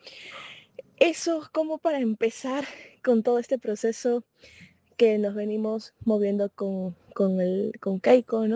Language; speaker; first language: Spanish; native; Spanish